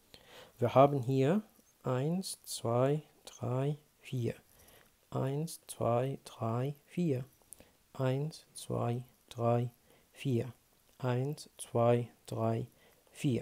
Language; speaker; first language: German; non-native, fluent; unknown